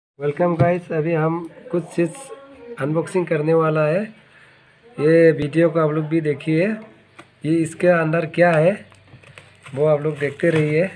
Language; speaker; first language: Hindi; non-native, local second language; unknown